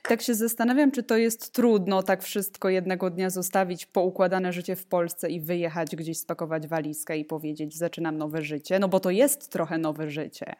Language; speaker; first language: Polish; native; Polish